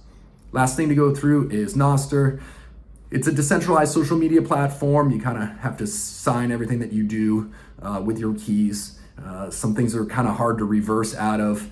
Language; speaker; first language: English; native; English